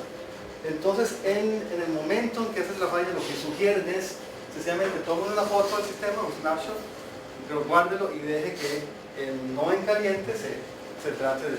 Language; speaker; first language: Spanish; native; Spanish